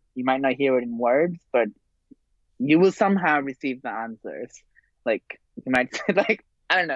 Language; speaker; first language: English; non-native, fluent; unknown